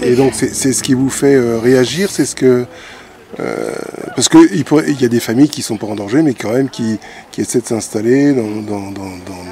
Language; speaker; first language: French; native; French